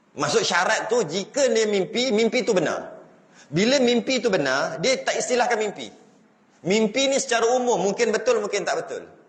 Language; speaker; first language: Malay; native; Malay